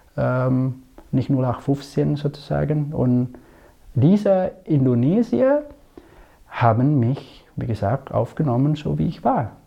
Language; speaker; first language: German; non-native, fluent; Indonesian